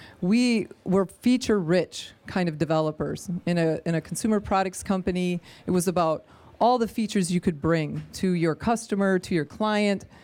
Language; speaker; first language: English; native; English